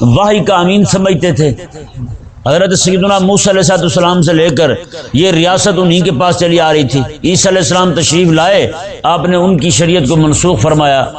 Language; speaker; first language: Urdu; non-native, local second language; Punjabi